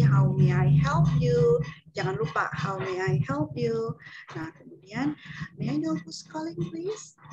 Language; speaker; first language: English; non-native, fluent; Minangkabau